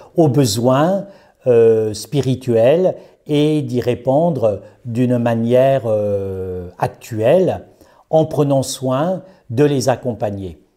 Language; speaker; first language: French; native; French